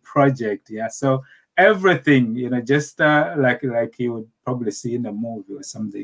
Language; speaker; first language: English; non-native, local second language; Nyanja